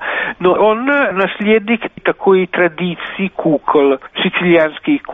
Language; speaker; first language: Russian; non-native, fluent; Italian